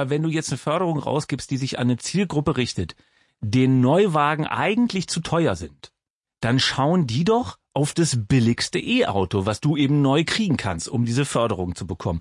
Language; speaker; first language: German; native; German